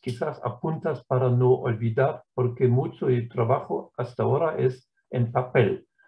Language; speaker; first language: Spanish; non-native, fluent; German